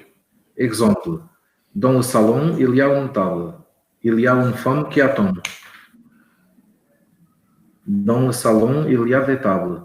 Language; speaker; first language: French; non-native, learner; Portuguese